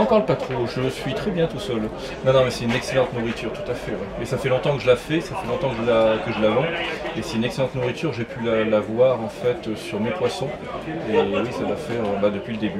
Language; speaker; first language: French; native; French